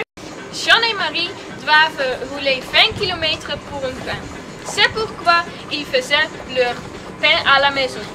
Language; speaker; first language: French; non-native, learner; Dutch